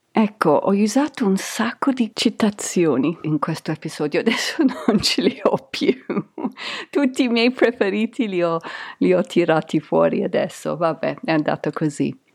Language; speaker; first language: Italian; non-native, fluent; English